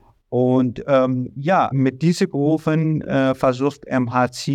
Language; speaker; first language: German; non-native, learner; Arabic